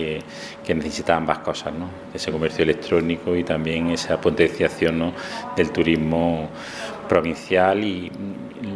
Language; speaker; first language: Spanish; native; Spanish